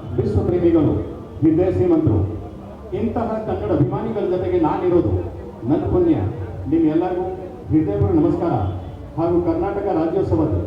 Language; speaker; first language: Kannada; non-native, local second language; Hindi